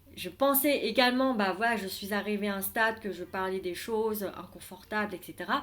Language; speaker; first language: French; non-native, fluent; Vietnamese